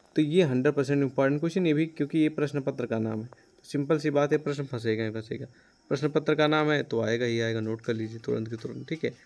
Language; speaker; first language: Hindi; native; Hindi